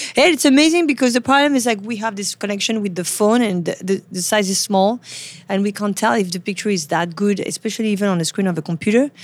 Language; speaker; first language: English; non-native, fluent; French